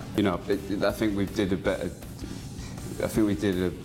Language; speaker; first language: English; native; English